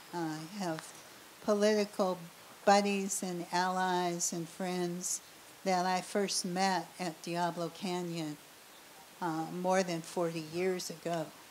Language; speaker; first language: English; native; English